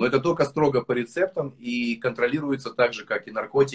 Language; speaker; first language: Russian; native; Russian